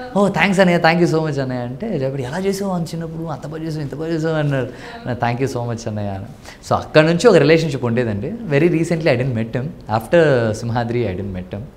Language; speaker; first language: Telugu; non-native, local second language; Tamil